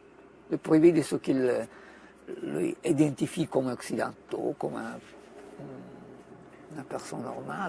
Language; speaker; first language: French; non-native, fluent; Italian